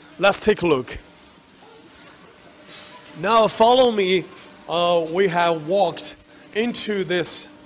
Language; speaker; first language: English; non-native, fluent; Chinese